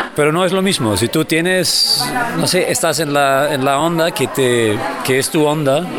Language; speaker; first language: Spanish; non-native, fluent; German